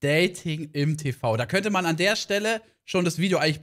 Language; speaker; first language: German; native; German